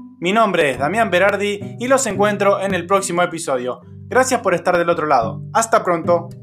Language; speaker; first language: Spanish; native; Spanish